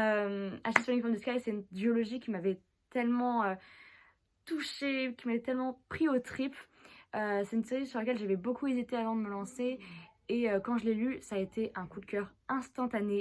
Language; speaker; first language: French; native; French